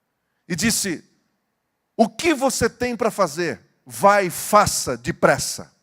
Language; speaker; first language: Portuguese; native; Portuguese